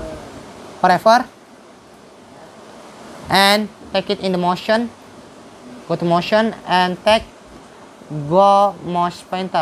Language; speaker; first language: English; non-native, learner; Indonesian